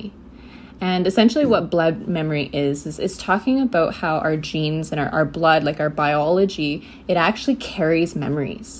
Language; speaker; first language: English; native; English